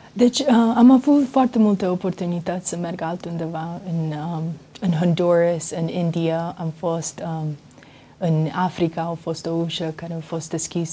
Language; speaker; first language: Romanian; early bilingual, heritage; Romanian